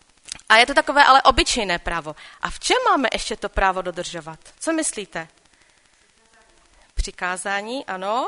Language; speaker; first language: Czech; non-native, local second language; Polish